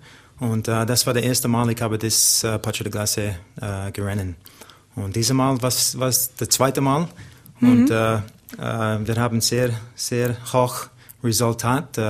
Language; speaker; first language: German; non-native, learner; English